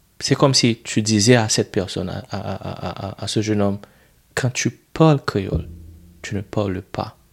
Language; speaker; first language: French; non-native, local second language; Haitian Creole